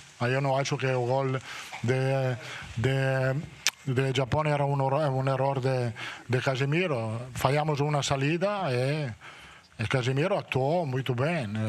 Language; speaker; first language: Portuguese; non-native, learner; Italian